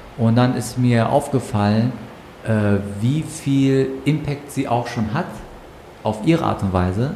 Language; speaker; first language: German; native; German